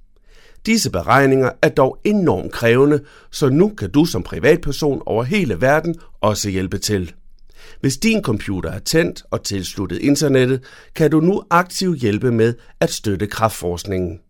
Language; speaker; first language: Danish; native; Danish